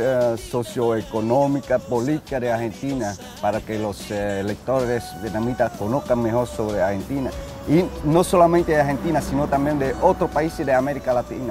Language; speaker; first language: Spanish; non-native, fluent; Vietnamese